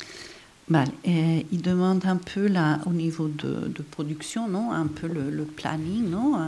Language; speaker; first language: French; non-native, fluent; Catalan